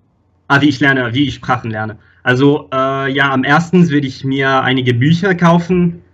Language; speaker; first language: German; non-native, fluent; Arabic